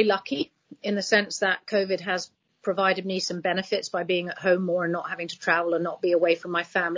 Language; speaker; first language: English; native; English